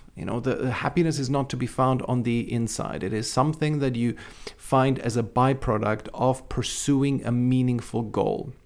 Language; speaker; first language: English; non-native, fluent; Czech